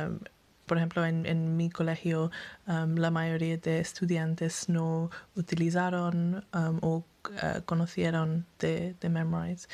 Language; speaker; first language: Spanish; non-native, learner; English